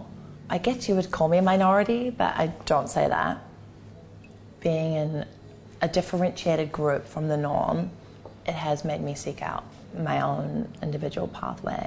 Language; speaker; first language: English; native; English